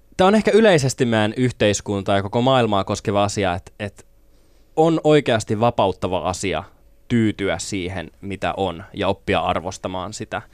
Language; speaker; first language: Finnish; native; Finnish